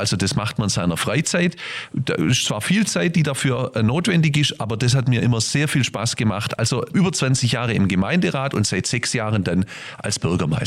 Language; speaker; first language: German; native; German